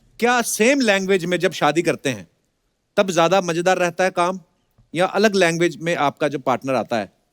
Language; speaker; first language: Hindi; non-native, local second language; Punjabi